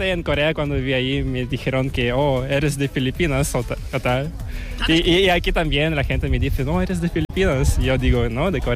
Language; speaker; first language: Spanish; non-native, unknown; Korean